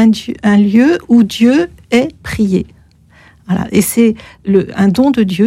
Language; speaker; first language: French; native; French